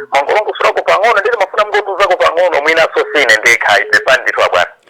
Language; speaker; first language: Nyanja; native; Nyanja